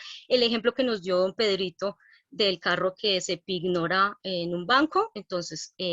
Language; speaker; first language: Spanish; native; Spanish